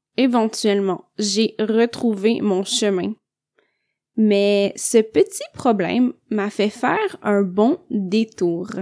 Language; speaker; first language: French; native; French